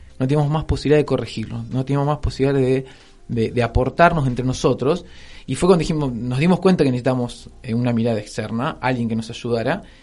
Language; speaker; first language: Spanish; native; Spanish